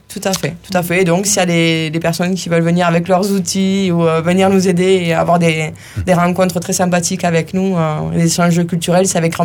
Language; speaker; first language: French; native; French